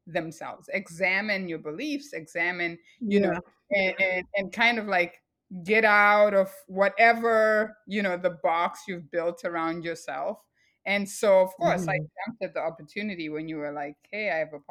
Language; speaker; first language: English; non-native, local second language; Shona